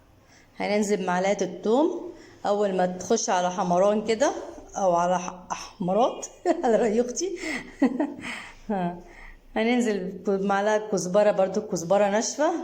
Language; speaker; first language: Arabic; native; Arabic